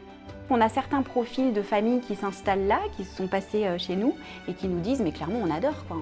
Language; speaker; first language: French; native; French